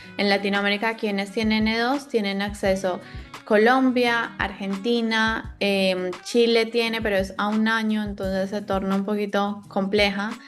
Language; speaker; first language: Spanish; native; Spanish